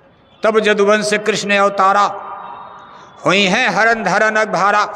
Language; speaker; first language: Hindi; native; Hindi